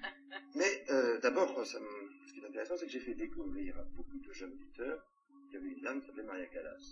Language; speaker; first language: French; native; French